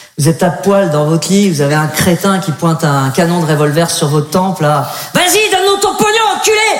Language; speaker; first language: French; native; French